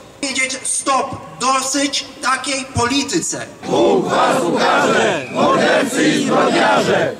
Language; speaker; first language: Polish; non-native, fluent; Arabic